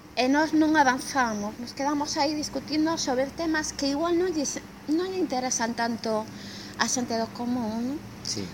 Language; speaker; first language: Galician; non-native, local second language; Spanish